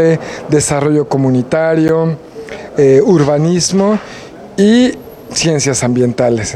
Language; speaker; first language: Spanish; native; Spanish